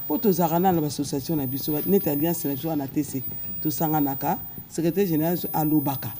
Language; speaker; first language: Lingala; non-native, local second language; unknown